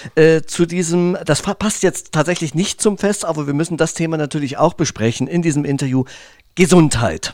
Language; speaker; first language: German; native; German